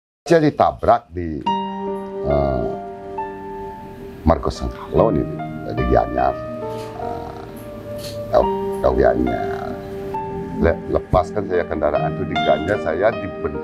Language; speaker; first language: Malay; non-native, local second language; Balinese